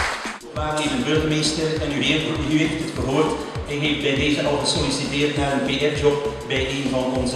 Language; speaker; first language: Dutch; native; Dutch